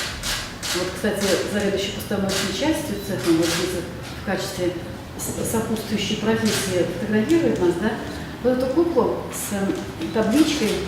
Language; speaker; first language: Russian; native; Russian